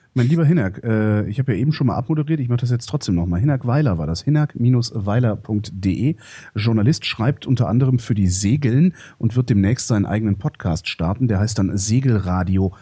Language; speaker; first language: German; native; German